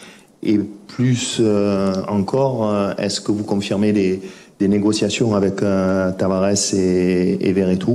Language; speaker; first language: French; native; French